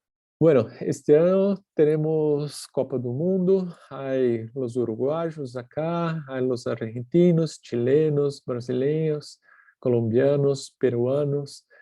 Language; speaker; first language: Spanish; non-native, fluent; Portuguese